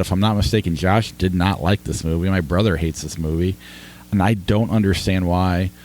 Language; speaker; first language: English; native; English